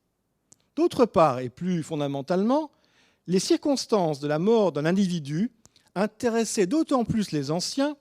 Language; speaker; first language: French; native; French